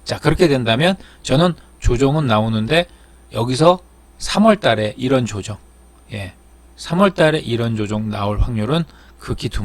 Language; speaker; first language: Korean; native; Korean